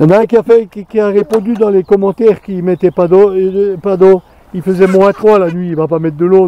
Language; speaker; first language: French; native; French